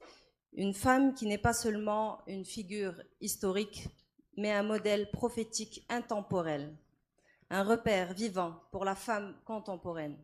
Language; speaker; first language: French; non-native, local second language; Arabic